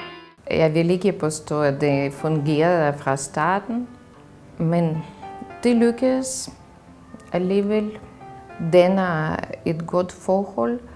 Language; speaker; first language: Danish; non-native, fluent; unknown